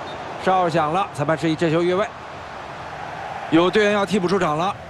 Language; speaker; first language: Chinese; native; Chinese